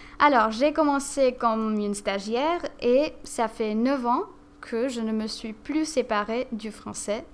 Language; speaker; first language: French; non-native, fluent; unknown